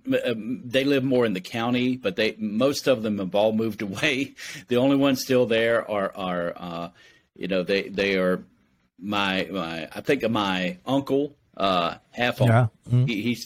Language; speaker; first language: English; native; English